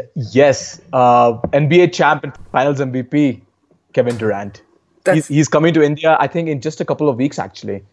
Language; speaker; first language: English; non-native, local second language; Hindi